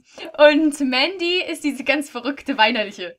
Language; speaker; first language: German; native; German